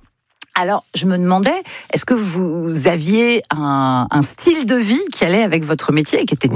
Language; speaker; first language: French; native; French